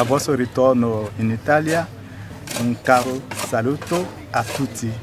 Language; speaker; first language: Italian; non-native, fluent; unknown